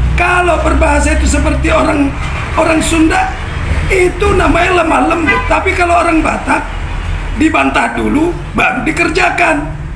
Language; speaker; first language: Indonesian; non-native, local second language; Batak Toba